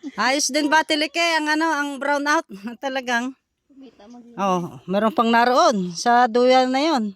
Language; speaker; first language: Filipino; native; Filipino